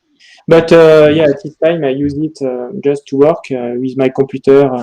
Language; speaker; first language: English; non-native, learner; French